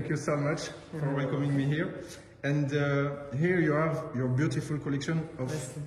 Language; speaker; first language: English; non-native, learner; French